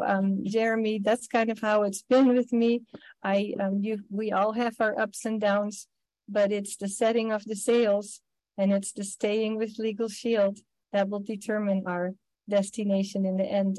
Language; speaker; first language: English; non-native, fluent; Dutch